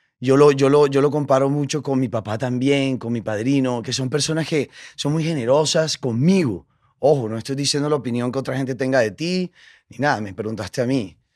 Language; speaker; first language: Spanish; native; Spanish